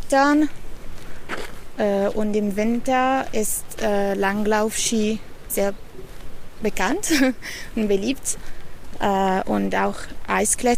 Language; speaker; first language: German; non-native, fluent; Italian